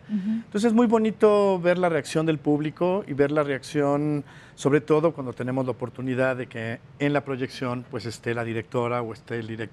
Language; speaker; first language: Spanish; native; Spanish